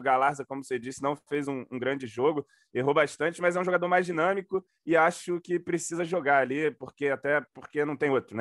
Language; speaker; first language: Portuguese; native; Portuguese